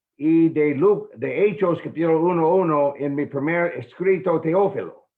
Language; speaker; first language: Spanish; non-native, fluent; English